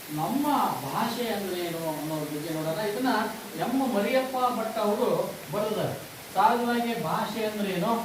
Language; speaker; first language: Kannada; non-native, local second language; Lambadi